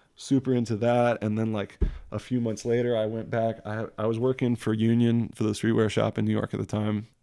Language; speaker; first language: English; early bilingual, other home language; French